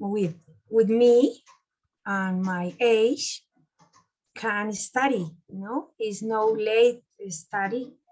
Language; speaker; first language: English; non-native, learner; Spanish